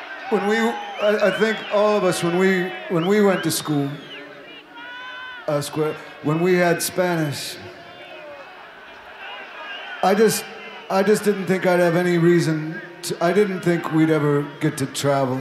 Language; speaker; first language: English; native; English